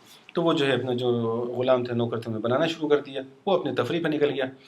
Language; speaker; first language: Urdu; non-native, fluent; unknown